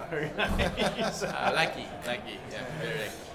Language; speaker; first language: English; non-native, learner; Japanese